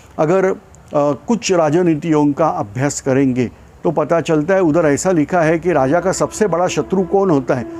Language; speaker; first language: Hindi; non-native, local second language; Marathi